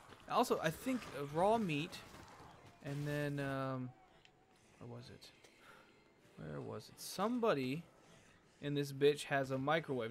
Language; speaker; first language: English; native; English